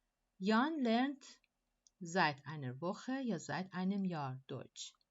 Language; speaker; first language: German; non-native, fluent; Persian